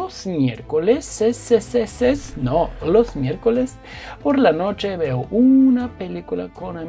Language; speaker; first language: Spanish; non-native, fluent; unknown